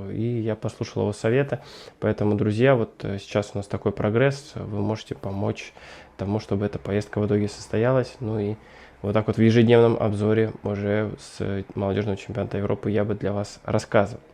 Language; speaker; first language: Russian; native; Russian